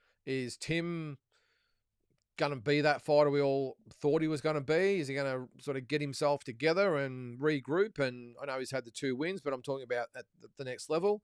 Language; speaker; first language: English; native; English